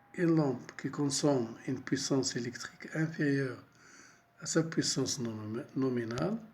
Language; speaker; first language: French; non-native, local second language; Arabic